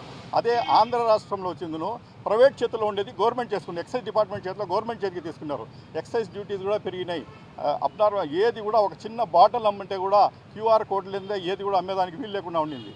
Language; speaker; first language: Telugu; native; Telugu